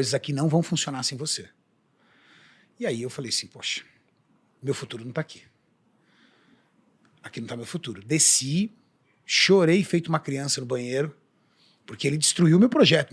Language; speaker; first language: Portuguese; native; Portuguese